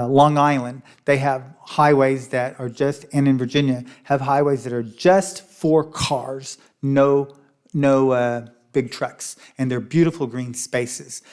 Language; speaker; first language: English; native; English